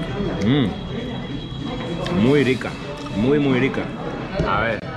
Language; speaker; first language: Spanish; non-native, learner; Greek